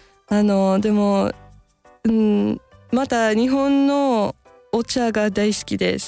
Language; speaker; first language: Japanese; non-native, fluent; English